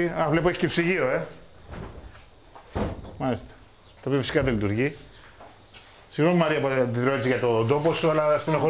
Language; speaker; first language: Greek; native; Greek